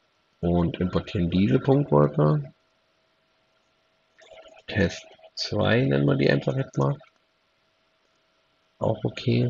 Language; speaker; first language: German; native; German